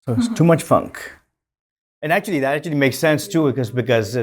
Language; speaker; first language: English; native; English